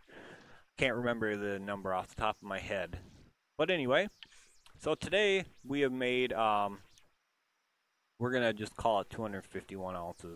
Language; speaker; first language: English; native; English